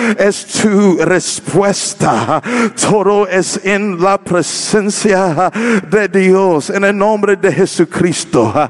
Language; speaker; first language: Spanish; non-native, learner; English